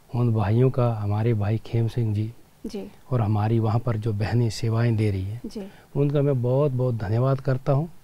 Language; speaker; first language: Hindi; native; Hindi